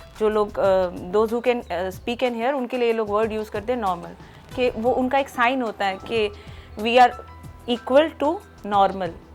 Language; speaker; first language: Hindi; native; Hindi